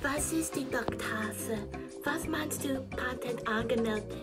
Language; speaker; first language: German; non-native, learner; English